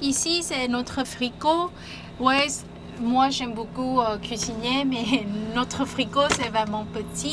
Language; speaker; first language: French; non-native, learner; Thai